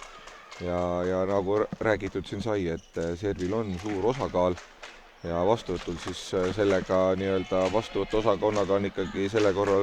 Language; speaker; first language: Estonian; native; Estonian